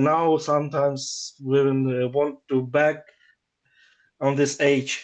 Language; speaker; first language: English; non-native, learner; Ukrainian